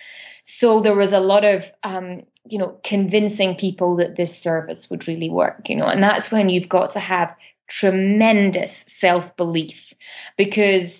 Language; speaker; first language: English; native; English